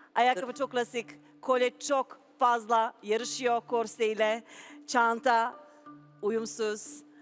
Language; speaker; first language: Turkish; native; Turkish